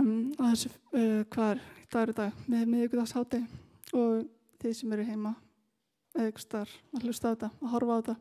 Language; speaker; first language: Icelandic; native; Icelandic